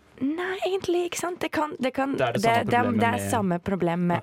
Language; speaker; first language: Norwegian; non-native, fluent; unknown